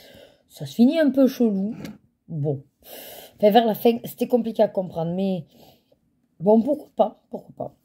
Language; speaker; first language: French; native; French